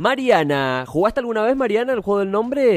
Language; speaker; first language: Spanish; native; Spanish